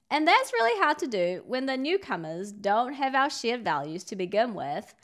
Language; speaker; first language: English; native; English